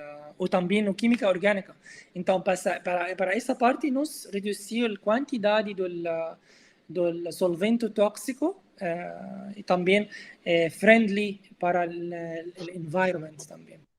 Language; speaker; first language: Spanish; non-native, learner; Arabic